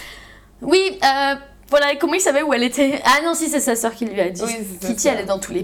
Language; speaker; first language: French; native; French